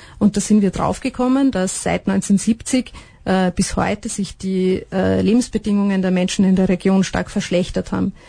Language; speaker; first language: German; native; German